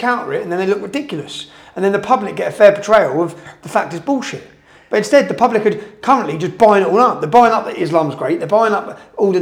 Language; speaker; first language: English; native; English